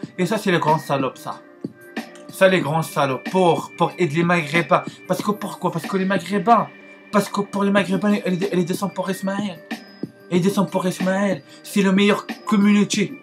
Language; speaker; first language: French; non-native, learner; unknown